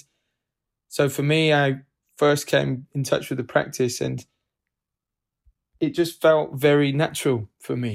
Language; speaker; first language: English; native; English